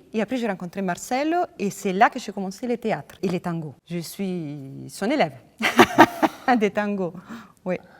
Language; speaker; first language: French; non-native, fluent; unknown